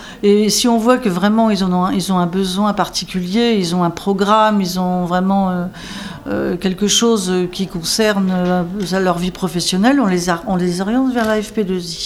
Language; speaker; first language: French; native; French